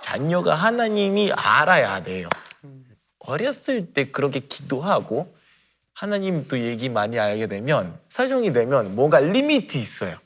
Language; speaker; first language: Korean; non-native, fluent; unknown